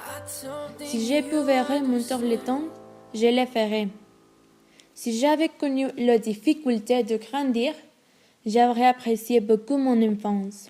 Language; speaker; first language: French; non-native, learner; Spanish